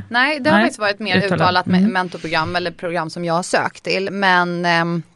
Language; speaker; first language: Swedish; native; Swedish